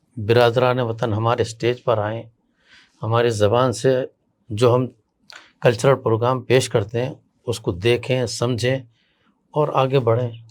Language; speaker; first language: Urdu; native; Urdu